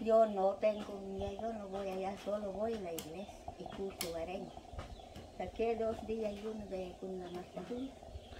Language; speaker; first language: Spanish; non-native, local second language; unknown